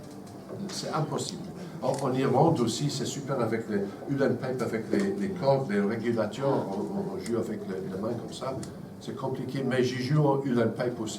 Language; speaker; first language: French; non-native, fluent; English